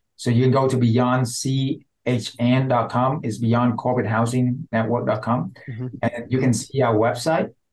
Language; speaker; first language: English; non-native, fluent; Vietnamese